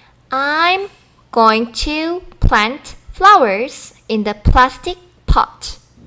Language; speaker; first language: English; non-native, fluent; Korean